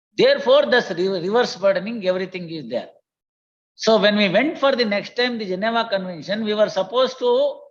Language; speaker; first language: English; non-native, local second language; Kannada